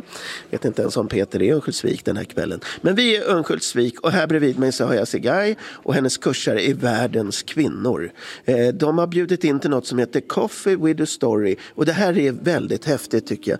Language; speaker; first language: Swedish; native; Swedish